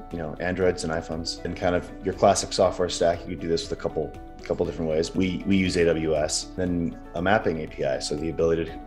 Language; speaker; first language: English; native; English